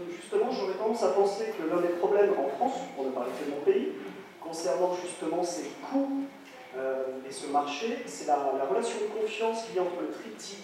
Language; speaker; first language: French; native; French